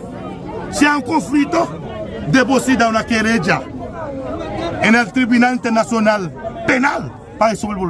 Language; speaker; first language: Spanish; non-native, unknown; Haitian Creole